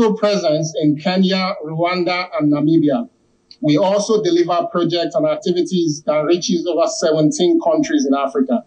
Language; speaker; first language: English; non-native, local second language; Yoruba